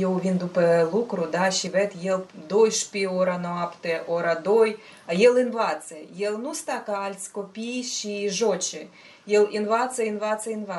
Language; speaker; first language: Romanian; non-native, learner; Ukrainian